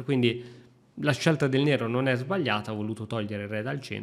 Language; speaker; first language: Italian; native; Italian